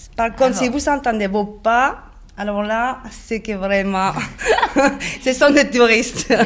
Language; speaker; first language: French; non-native, fluent; Spanish